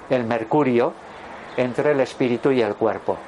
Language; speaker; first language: Spanish; native; Spanish